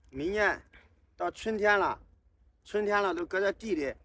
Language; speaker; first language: Chinese; native; Chinese